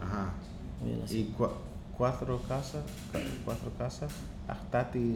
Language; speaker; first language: Spanish; non-native, learner; English